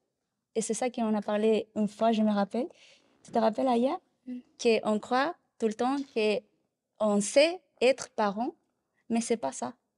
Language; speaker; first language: French; non-native, learner; Spanish